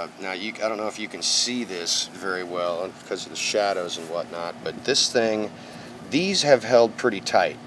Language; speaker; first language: English; native; English